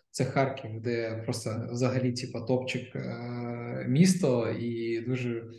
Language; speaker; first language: Ukrainian; non-native, local second language; Russian